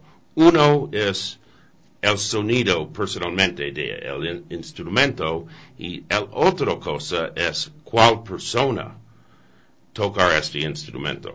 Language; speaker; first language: Spanish; non-native, learner; English